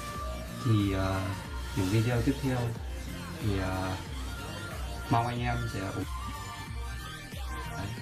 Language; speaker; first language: Vietnamese; native; Vietnamese